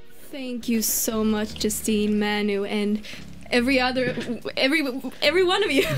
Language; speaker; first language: English; non-native, fluent; Swedish